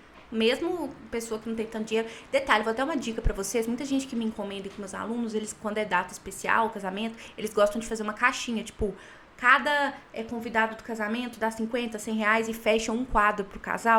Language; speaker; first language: Portuguese; native; Portuguese